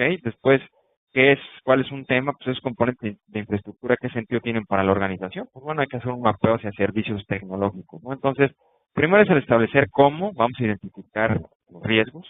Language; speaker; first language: Spanish; native; Spanish